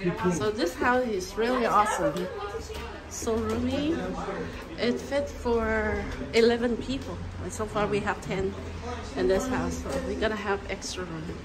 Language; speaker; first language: English; non-native, fluent; Vietnamese